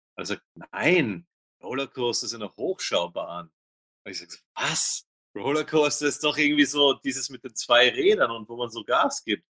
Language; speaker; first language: German; native; German